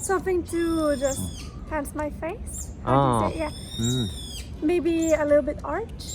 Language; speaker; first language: English; non-native, fluent; Norwegian